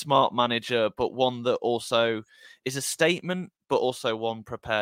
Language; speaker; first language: English; native; English